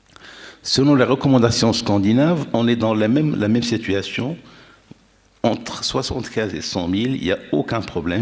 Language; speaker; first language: French; non-native, local second language; Arabic